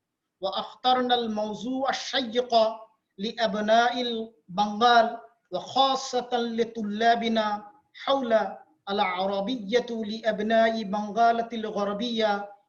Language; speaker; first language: Arabic; non-native, fluent; Bangla